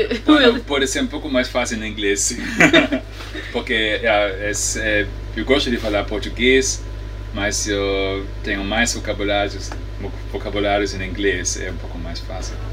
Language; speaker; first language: Portuguese; non-native, fluent; German